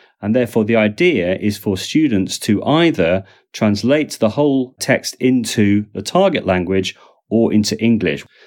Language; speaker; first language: English; native; English